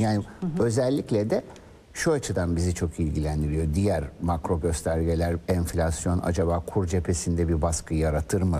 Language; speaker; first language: Turkish; native; Turkish